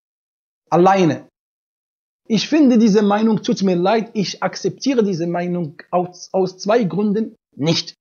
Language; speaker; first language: German; non-native, fluent; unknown